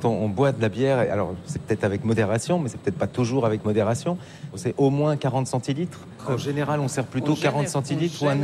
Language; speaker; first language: French; native; French